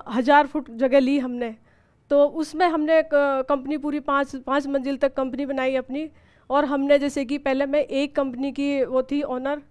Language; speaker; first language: Hindi; native; Hindi